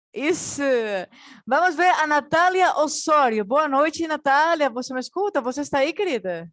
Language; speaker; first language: Portuguese; non-native, fluent; Spanish